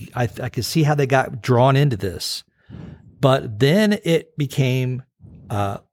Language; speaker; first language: English; native; English